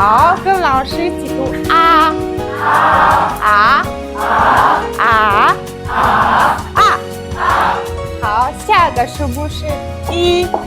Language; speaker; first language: Chinese; non-native, learner; Mongolian